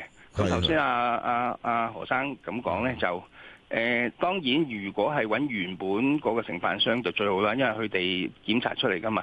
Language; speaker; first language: Cantonese; native; Cantonese